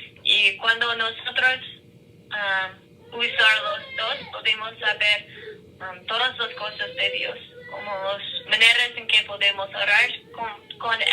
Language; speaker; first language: Spanish; non-native, learner; English